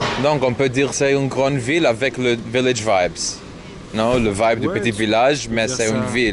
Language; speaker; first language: French; non-native, learner; English